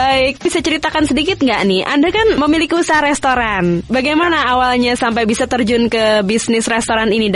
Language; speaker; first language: Indonesian; native; Indonesian